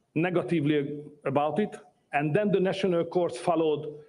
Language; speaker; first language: English; non-native, fluent; Hungarian